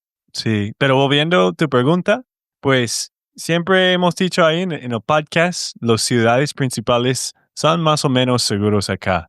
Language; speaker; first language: Spanish; non-native, fluent; English